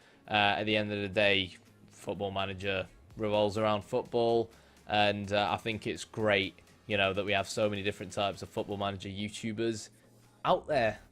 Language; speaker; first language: English; native; English